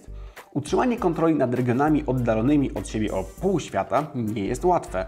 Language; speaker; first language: Polish; native; Polish